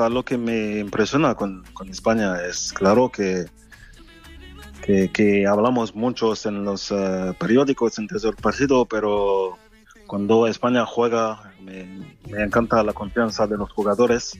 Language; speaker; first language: Spanish; non-native, fluent; French